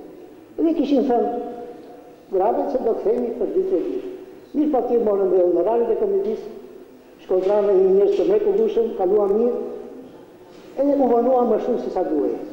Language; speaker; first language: Albanian; native; Albanian